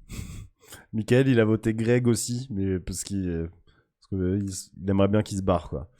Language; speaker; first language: French; native; French